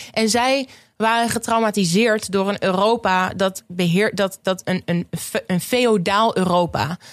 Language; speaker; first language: Dutch; native; Dutch